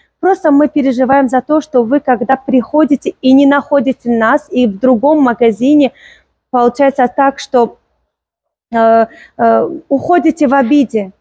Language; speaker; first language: Russian; non-native, local second language; Tajik